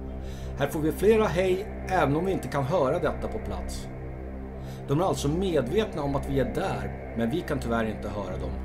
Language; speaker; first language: Swedish; native; Swedish